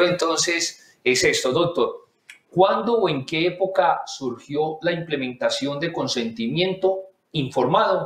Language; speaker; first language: Spanish; native; Spanish